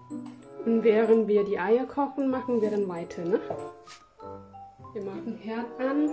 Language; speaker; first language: German; non-native, fluent; Thai